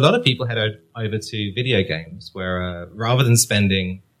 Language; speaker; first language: English; native; English